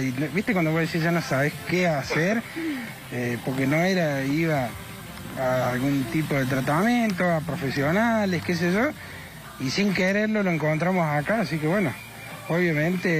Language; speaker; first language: Spanish; native; Spanish